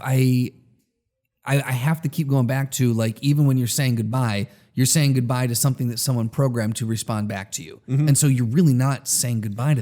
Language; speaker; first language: English; native; English